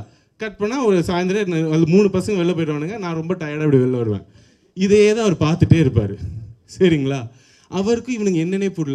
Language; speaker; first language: Tamil; native; Tamil